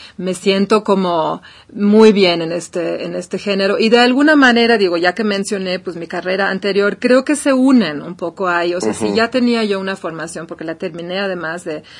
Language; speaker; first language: Spanish; non-native, fluent; German